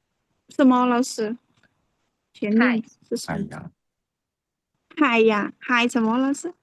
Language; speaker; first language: Chinese; non-native, learner; Khmer